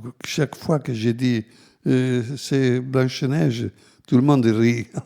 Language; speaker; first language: French; non-native, fluent; Italian